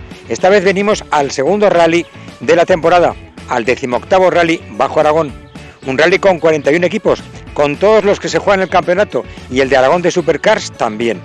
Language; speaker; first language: Spanish; native; Spanish